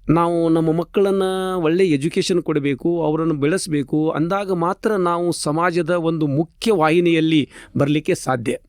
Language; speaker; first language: Kannada; non-native, local second language; Lambadi